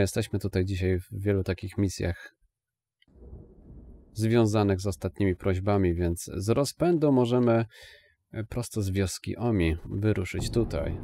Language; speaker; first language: Polish; native; Polish